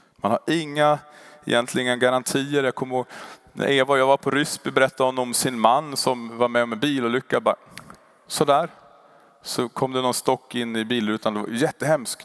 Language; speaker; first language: Swedish; native; Swedish